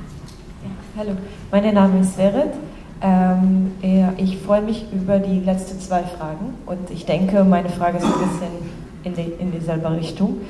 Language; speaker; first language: German; non-native, fluent; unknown